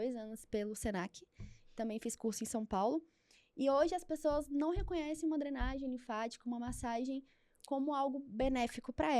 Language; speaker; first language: Portuguese; native; Portuguese